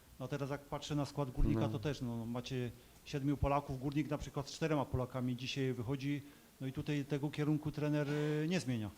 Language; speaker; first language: Polish; native; Polish